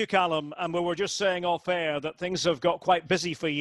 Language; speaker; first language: English; native; English